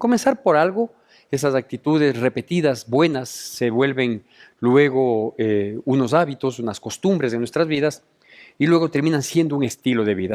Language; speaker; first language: Spanish; native; Spanish